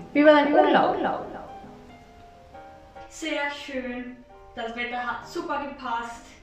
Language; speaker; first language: German; non-native, learner; Spanish